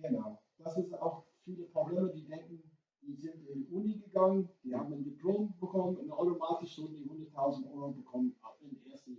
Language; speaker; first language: German; non-native, fluent; English